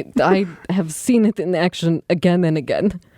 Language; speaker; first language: English; native; English